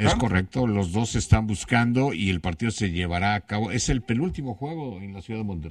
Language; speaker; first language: Spanish; native; Spanish